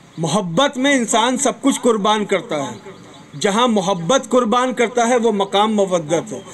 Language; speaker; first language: Urdu; native; Urdu